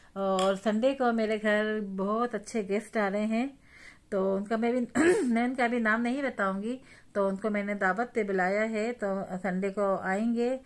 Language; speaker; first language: Urdu; native; Urdu